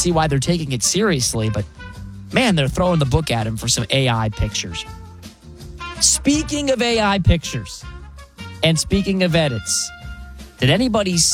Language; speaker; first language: English; native; English